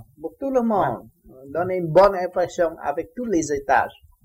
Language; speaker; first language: French; non-native, learner; Vietnamese